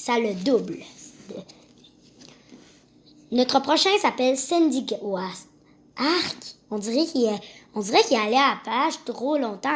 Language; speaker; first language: French; native; French